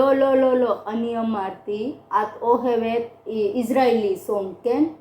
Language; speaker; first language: Hebrew; non-native, learner; Gujarati